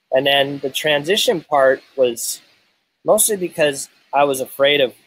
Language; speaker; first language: English; native; English